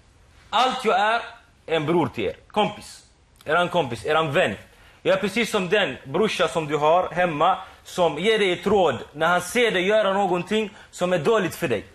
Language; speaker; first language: Swedish; non-native, local second language; Arabic